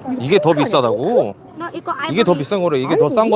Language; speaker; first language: Korean; native; Korean